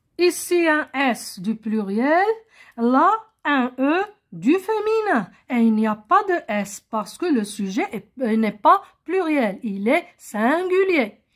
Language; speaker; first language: French; non-native, local second language; Arabic